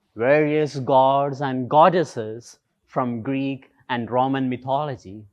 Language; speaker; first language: English; non-native, local second language; Malayalam